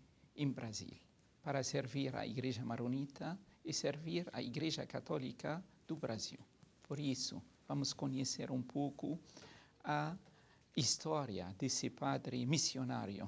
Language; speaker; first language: Portuguese; non-native, fluent; Arabic